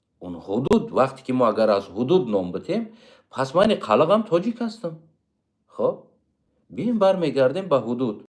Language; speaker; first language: Tajik; native; Tajik